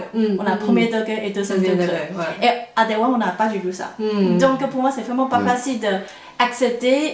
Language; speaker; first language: French; non-native, fluent; Chinese